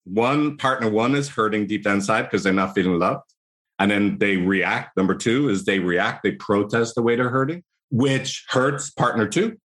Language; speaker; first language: English; native; English